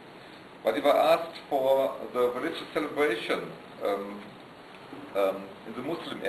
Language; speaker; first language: English; non-native, learner; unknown